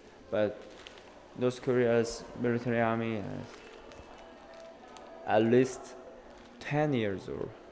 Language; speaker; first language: English; non-native, learner; Korean